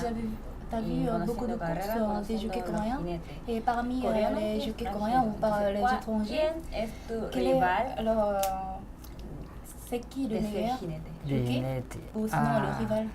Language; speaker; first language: French; non-native, fluent; Korean